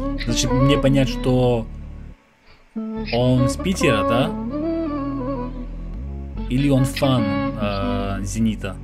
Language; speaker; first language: Russian; non-native, fluent; English